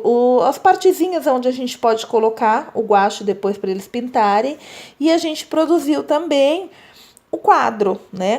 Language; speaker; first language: Portuguese; native; Portuguese